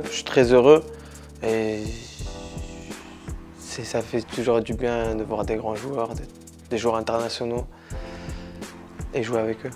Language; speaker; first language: French; non-native, local second language; Arabic